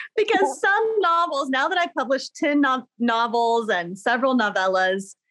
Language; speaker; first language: English; native; English